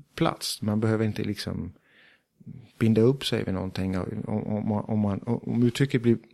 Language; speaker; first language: Swedish; early bilingual, heritage; Danish